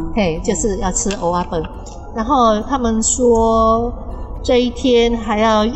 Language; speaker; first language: Chinese; native; Chinese